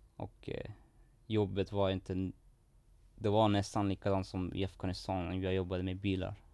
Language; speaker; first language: Swedish; non-native, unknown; Persian